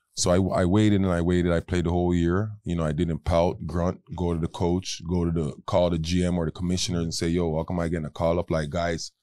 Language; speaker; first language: English; native; English